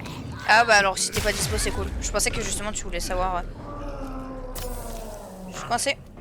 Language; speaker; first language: French; native; French